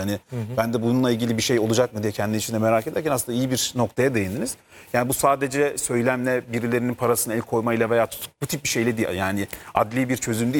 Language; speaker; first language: Turkish; native; Turkish